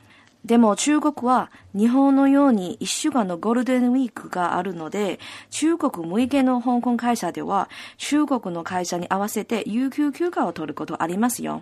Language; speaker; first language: Japanese; non-native, fluent; Cantonese